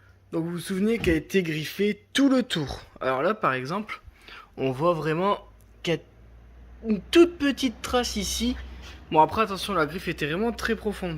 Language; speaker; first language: French; native; French